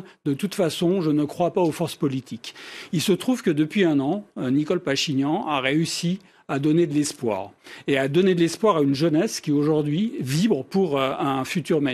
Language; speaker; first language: French; native; French